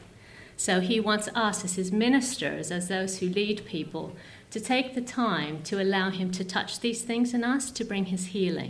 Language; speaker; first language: English; native; English